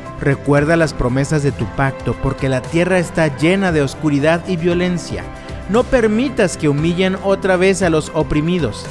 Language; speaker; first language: Spanish; native; Spanish